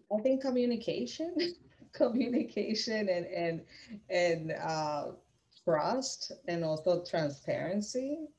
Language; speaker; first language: English; non-native, fluent; Spanish